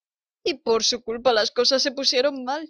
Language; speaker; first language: Spanish; native; Spanish